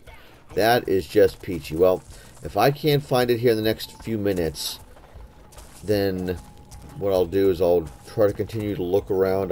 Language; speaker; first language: English; native; English